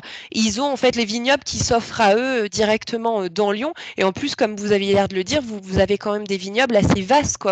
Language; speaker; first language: French; native; French